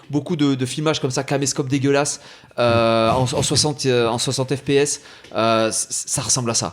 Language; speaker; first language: French; native; French